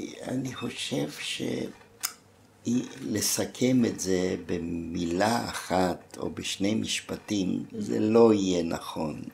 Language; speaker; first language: Hebrew; non-native, fluent; German